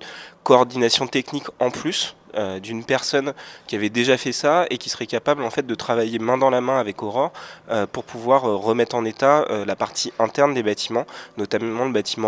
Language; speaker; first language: French; native; French